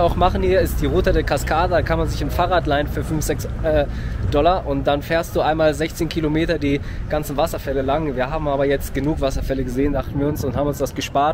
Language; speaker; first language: German; native; German